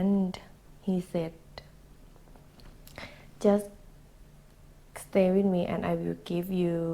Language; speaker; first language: English; non-native, learner; Thai